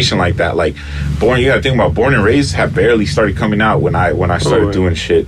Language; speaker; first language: English; early bilingual, other home language; Spanish